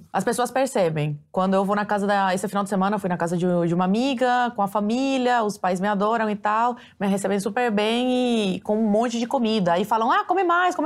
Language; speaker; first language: Portuguese; early bilingual, other home language; Spanish